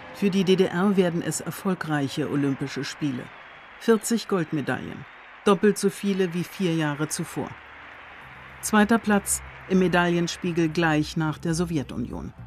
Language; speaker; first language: German; native; German